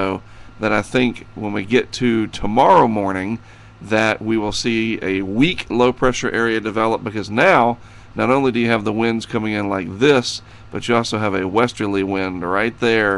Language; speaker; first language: English; native; English